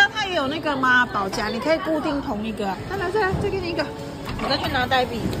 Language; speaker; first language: Chinese; native; Chinese